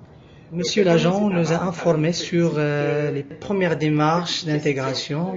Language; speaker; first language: French; non-native, local second language; Arabic